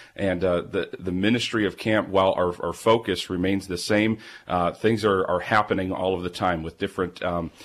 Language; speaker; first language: English; native; English